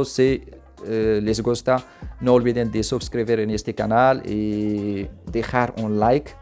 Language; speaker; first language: Spanish; non-native, fluent; Arabic